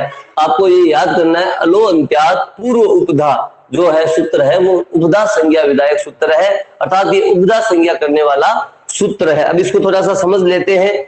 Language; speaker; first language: Hindi; native; Hindi